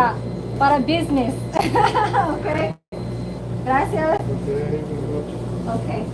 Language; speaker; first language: Spanish; non-native, learner; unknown